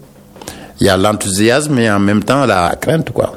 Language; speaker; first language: French; non-native, local second language; Wolof